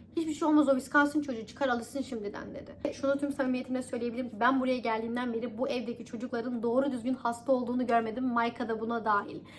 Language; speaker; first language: Turkish; native; Turkish